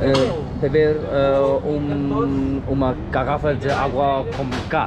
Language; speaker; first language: Portuguese; non-native, learner; English